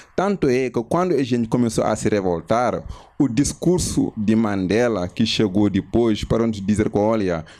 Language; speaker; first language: Portuguese; non-native, fluent; Wolof